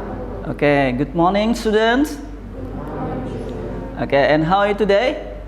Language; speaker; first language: English; non-native, learner; Indonesian